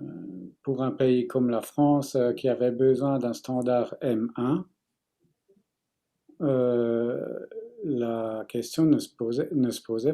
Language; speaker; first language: French; non-native, fluent; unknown